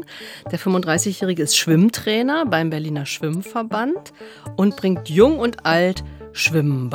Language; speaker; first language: German; native; German